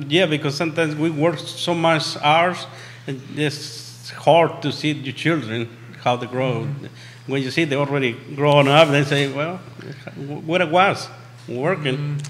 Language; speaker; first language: English; non-native, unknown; Spanish